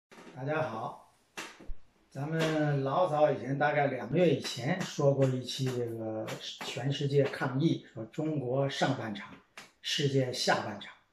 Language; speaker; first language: Chinese; native; Chinese